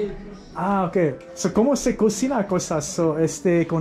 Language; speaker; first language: Spanish; non-native, learner; English